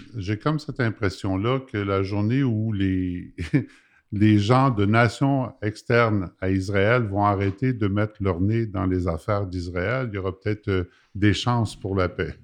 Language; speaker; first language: French; native; French